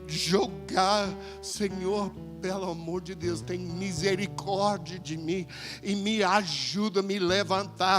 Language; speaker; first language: Portuguese; non-native, fluent; English